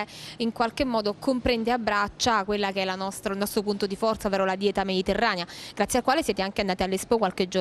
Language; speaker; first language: Italian; native; Italian